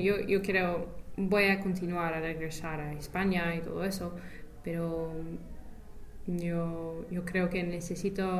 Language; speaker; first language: Spanish; non-native, fluent; English